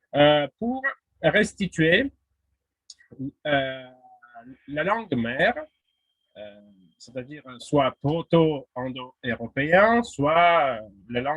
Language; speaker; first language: French; non-native, fluent; Russian